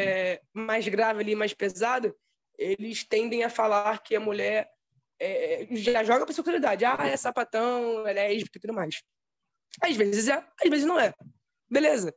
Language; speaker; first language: Portuguese; native; Portuguese